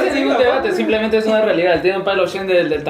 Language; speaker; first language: Spanish; native; Spanish